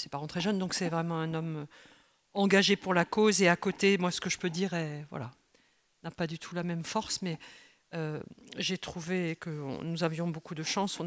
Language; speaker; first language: French; native; French